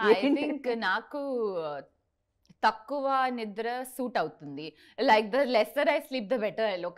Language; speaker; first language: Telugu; non-native, learner; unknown